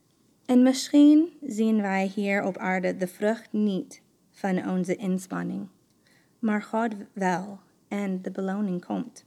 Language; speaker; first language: Dutch; non-native, fluent; English